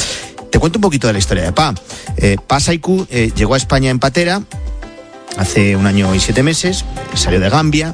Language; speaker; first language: Spanish; native; Spanish